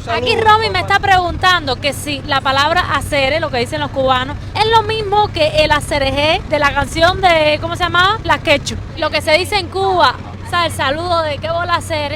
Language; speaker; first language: Spanish; native; Spanish